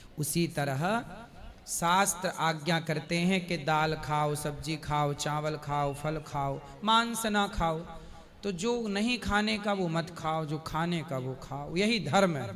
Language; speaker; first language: Hindi; native; Hindi